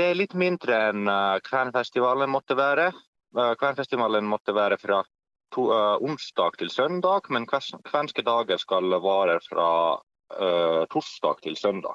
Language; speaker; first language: Norwegian; non-native, fluent; Finnish